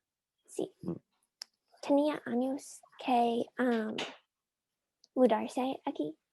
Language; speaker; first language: Spanish; non-native, learner; English